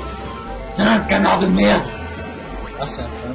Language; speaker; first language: French; native; French